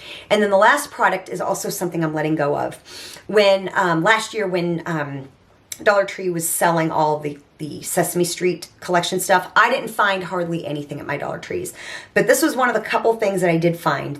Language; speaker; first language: English; native; English